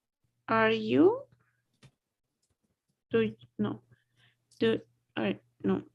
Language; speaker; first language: English; non-native, learner; Spanish